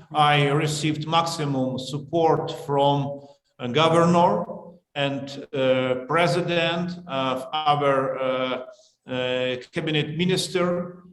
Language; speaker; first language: English; non-native, learner; Ukrainian